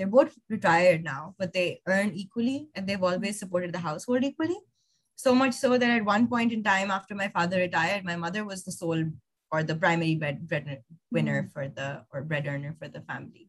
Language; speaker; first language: English; non-native, local second language; Urdu